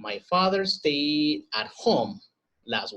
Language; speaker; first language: English; non-native, fluent; Spanish